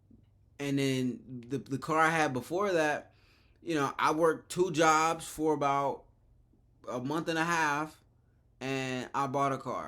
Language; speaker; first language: English; native; English